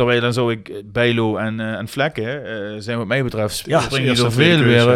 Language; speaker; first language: Dutch; native; Dutch